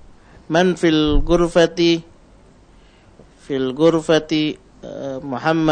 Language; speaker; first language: Arabic; non-native, learner; Indonesian